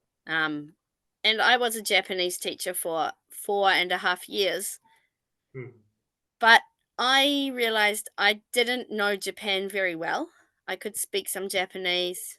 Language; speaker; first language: English; non-native, fluent; Japanese